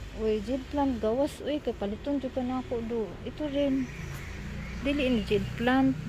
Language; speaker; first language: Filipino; non-native, local second language; Cebuano